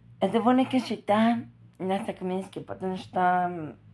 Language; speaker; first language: Russian; non-native, local second language; Ukrainian